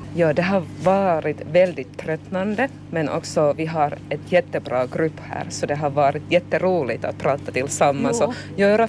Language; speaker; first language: Swedish; non-native, local second language; Finnish